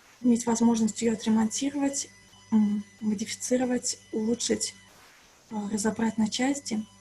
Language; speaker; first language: Russian; native; Russian